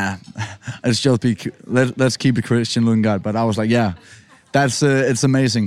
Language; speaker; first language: English; non-native, fluent; Danish